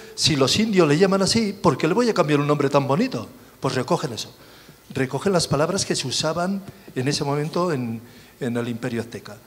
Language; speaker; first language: Spanish; native; Spanish